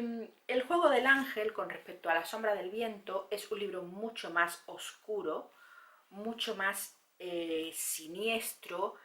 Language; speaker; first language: Spanish; native; Spanish